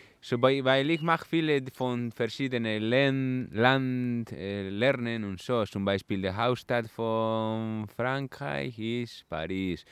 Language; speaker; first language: German; non-native, learner; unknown